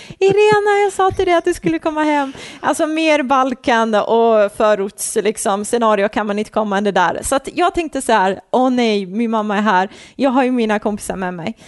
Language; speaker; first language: Swedish; early bilingual, other home language; Croatian